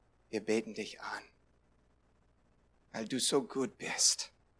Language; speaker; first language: German; non-native, learner; English